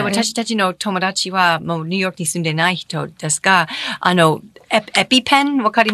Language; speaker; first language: Japanese; non-native, fluent; English